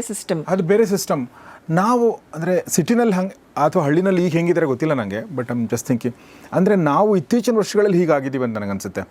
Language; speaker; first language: Kannada; native; Kannada